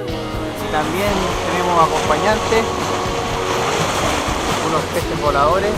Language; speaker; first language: Spanish; native; Spanish